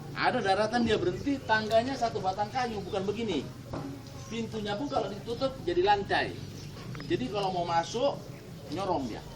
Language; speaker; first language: Indonesian; non-native, local second language; Batak Toba